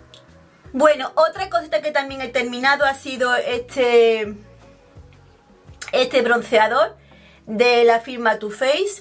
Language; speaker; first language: Spanish; native; Spanish